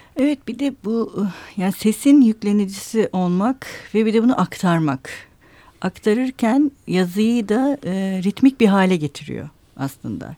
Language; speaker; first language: Turkish; native; Turkish